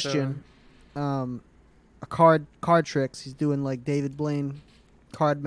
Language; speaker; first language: English; native; English